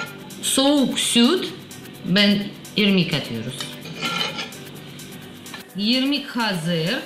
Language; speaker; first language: Turkish; non-native, learner; Russian